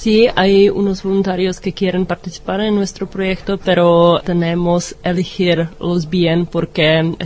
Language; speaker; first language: Spanish; non-native, learner; Czech